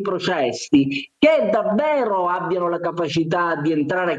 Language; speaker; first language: Italian; native; Italian